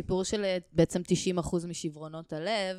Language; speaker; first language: Hebrew; native; Hebrew